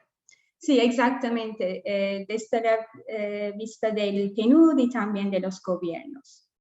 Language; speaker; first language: Spanish; non-native, fluent; English